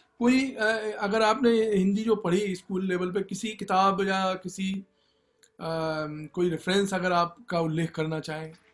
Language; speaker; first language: Hindi; native; Hindi